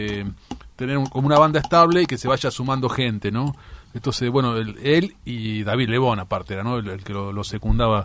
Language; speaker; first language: Spanish; native; Spanish